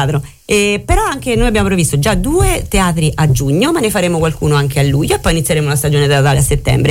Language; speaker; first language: Italian; native; Italian